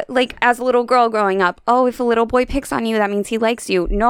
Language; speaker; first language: English; native; English